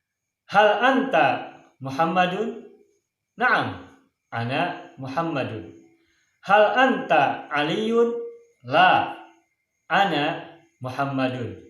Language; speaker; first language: Arabic; non-native, fluent; Indonesian